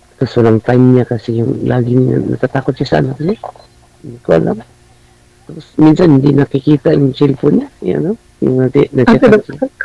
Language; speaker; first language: Filipino; non-native, local second language; Cebuano